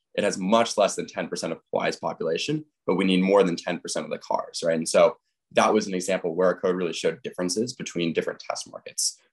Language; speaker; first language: English; native; English